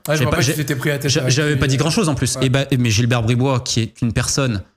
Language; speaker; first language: French; native; French